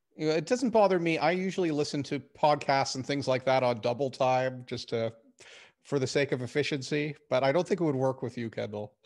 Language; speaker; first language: English; native; English